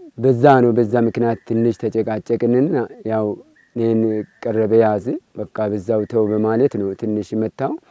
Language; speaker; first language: Amharic; non-native, local second language; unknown